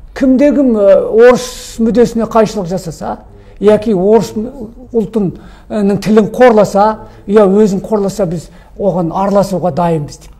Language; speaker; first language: Kazakh; early bilingual, heritage; Kazakh